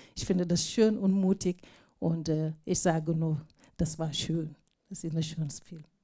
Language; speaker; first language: German; non-native, fluent; Fula